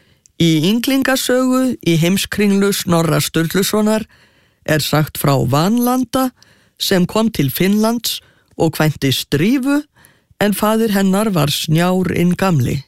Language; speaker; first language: Icelandic; native; Icelandic